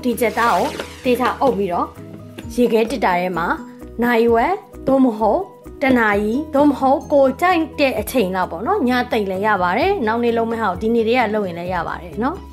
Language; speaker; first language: Burmese; native; Burmese